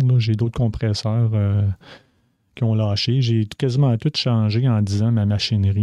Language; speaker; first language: French; native; French